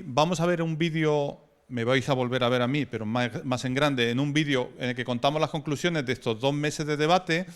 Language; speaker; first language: Spanish; native; Spanish